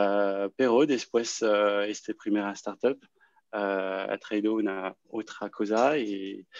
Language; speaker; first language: Spanish; non-native, learner; French